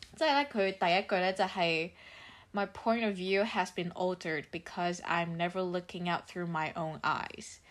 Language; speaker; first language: English; non-native, local second language; Cantonese